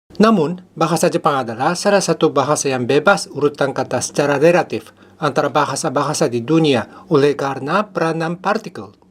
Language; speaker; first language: Indonesian; non-native, fluent; Japanese